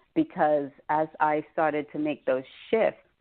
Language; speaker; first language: English; native; English